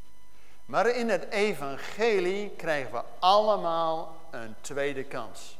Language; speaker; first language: Dutch; native; Dutch